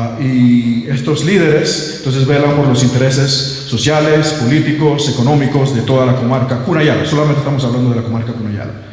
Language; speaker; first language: Spanish; non-native, local second language; English